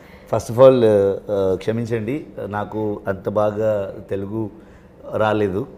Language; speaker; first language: Telugu; non-native, learner; Kannada